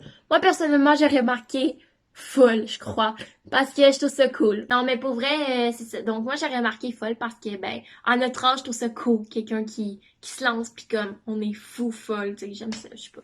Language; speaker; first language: French; native; French